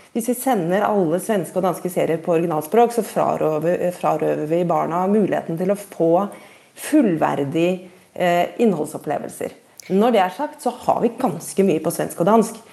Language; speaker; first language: Norwegian; native; Norwegian